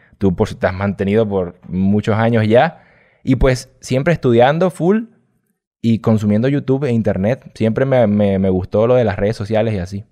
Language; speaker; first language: Spanish; native; Spanish